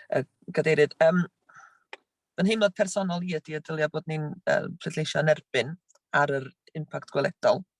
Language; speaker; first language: Welsh; native; Welsh